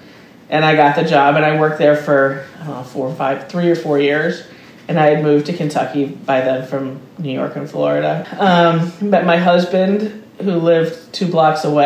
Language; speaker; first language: English; native; English